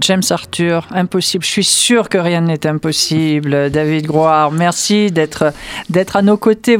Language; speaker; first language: French; native; French